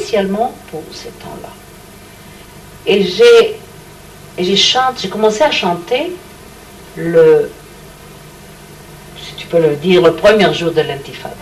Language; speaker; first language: French; non-native, learner; Hebrew